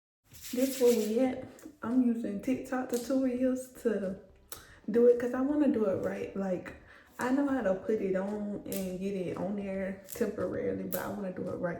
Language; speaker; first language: English; native; English